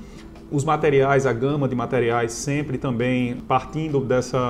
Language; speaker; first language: Portuguese; native; Portuguese